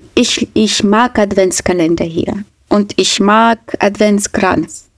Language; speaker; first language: German; non-native, fluent; Russian